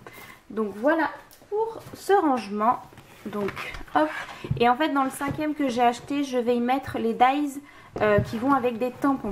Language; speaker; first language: French; native; French